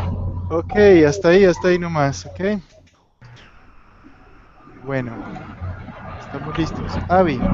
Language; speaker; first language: Spanish; native; Spanish